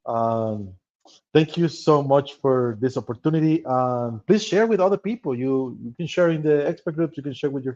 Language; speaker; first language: English; non-native, fluent; Spanish